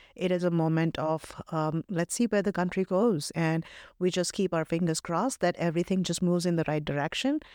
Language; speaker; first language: English; non-native, local second language; Hindi